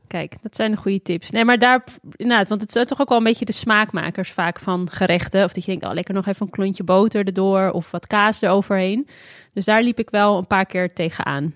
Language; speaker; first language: Dutch; native; Dutch